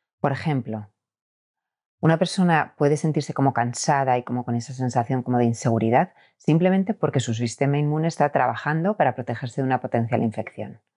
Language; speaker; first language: Spanish; native; Spanish